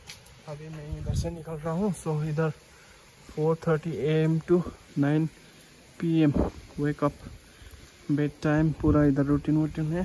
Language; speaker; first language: Hindi; non-native, local second language; Nepali